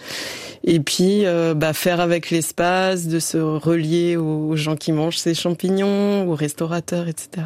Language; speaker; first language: French; native; French